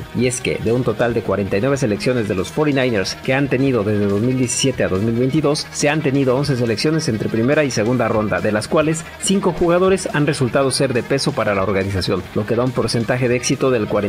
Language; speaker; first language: Spanish; native; Spanish